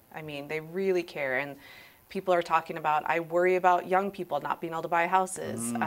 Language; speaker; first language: English; native; English